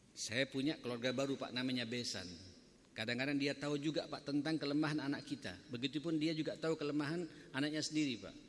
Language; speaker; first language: Indonesian; native; Indonesian